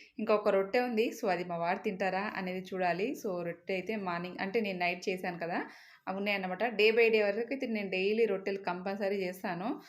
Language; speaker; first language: Telugu; non-native, local second language; Lambadi